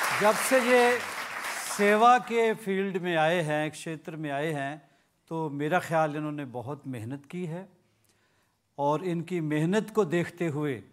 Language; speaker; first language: Hindi; native; Hindi